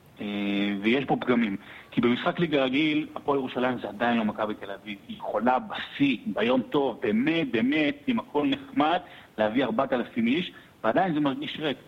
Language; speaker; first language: Hebrew; native; Hebrew